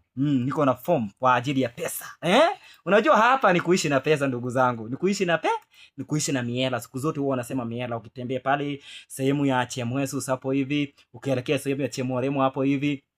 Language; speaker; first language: Swahili; non-native, local second language; Luyia